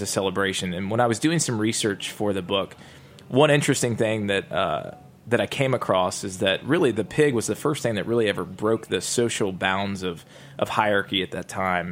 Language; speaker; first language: English; native; English